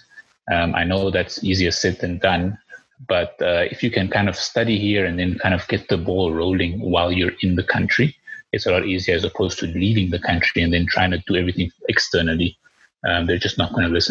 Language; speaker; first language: English; early bilingual, other home language; Spanish